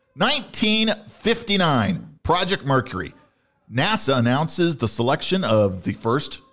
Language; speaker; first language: English; native; English